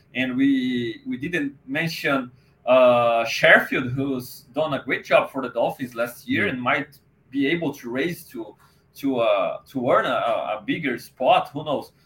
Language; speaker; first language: English; non-native, fluent; Portuguese